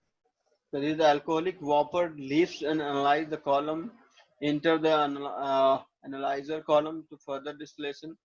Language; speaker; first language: English; non-native, local second language; Hindi